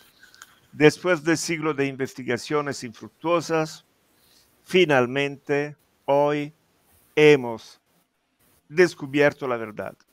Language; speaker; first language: Spanish; non-native, fluent; Italian